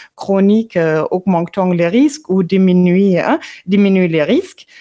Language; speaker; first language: French; non-native, fluent; German